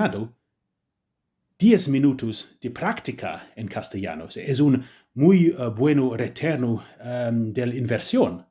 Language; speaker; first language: Spanish; non-native, fluent; English